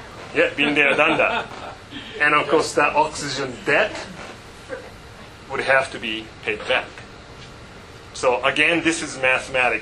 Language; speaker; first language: English; non-native, fluent; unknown